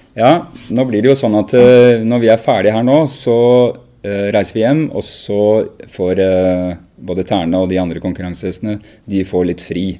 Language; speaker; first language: Norwegian; native; Norwegian